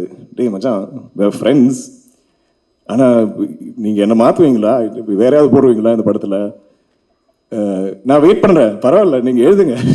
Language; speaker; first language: Tamil; non-native, local second language; Malayalam